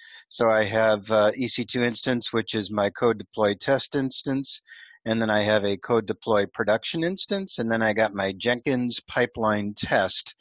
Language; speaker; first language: English; native; English